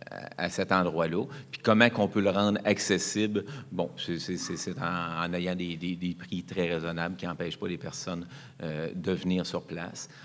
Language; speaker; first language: French; native; French